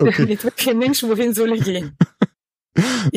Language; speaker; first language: German; non-native, learner; Ukrainian